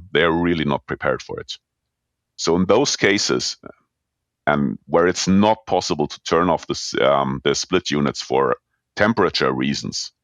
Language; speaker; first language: English; non-native, fluent; German